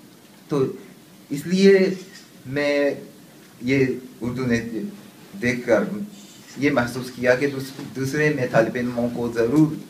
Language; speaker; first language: Hindi; non-native, learner; Japanese